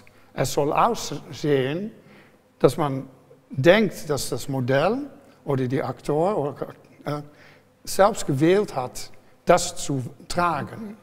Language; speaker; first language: German; non-native, fluent; Dutch